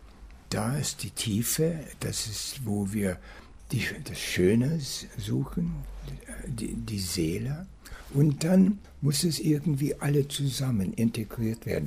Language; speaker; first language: German; non-native, fluent; English